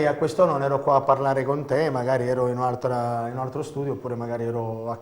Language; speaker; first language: Italian; native; Italian